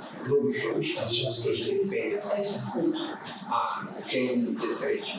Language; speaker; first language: Slovak; non-native, learner; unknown